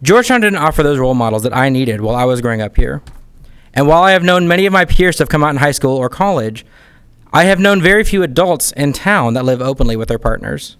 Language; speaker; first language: English; native; English